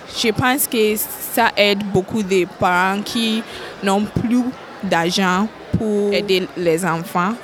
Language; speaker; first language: French; non-native, learner; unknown